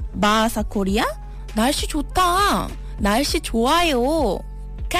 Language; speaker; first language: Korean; non-native, fluent; Malay